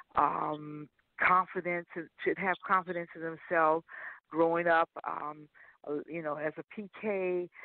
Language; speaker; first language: English; native; English